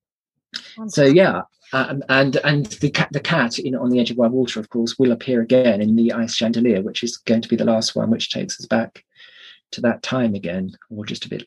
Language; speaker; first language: English; native; English